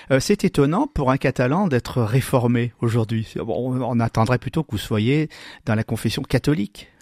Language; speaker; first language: French; native; French